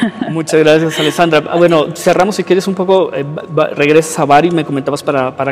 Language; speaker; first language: Spanish; native; Spanish